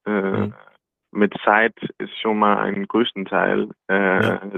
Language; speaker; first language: German; non-native, learner; Danish